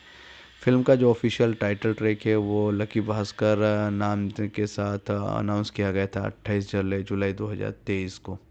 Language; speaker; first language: Hindi; native; Hindi